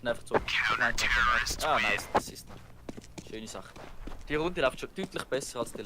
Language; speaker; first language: German; native; German